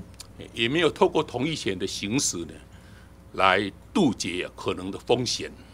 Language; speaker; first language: Chinese; native; Chinese